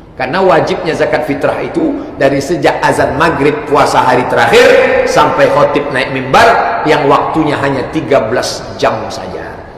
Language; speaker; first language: Malay; native; Malay